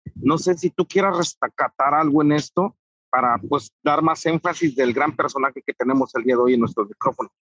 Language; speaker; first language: Spanish; native; Spanish